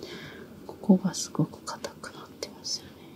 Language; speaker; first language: Japanese; native; Japanese